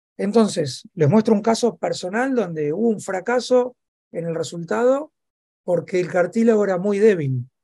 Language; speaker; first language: Spanish; native; Spanish